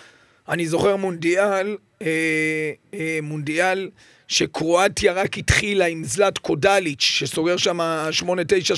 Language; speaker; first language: Hebrew; native; Hebrew